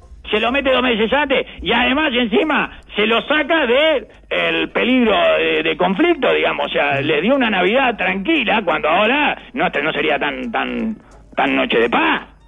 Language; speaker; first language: Spanish; native; Spanish